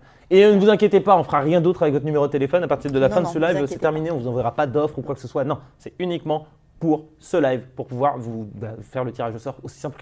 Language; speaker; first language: French; native; French